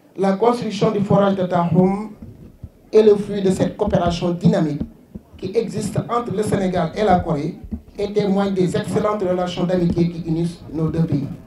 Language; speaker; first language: French; non-native, local second language; Wolof